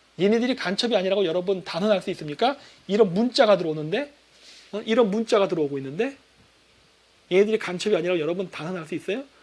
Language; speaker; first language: Korean; native; Korean